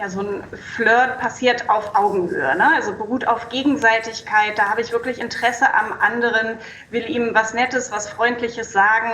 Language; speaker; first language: German; native; German